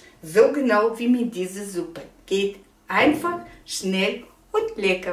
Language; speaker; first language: German; non-native, fluent; Russian